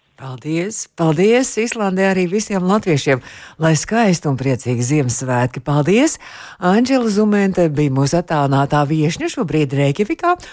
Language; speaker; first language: Latvian; native; Latvian